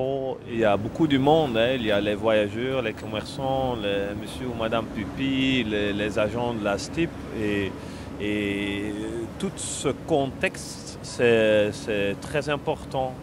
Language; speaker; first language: French; non-native, local second language; Dutch